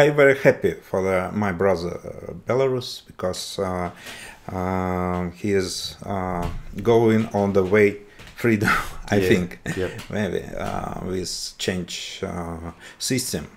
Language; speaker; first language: English; non-native, learner; Russian